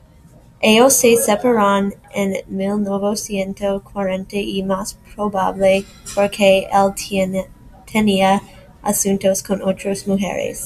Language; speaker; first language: Spanish; non-native, learner; English